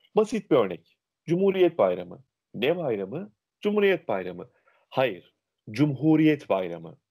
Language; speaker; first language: Turkish; native; Turkish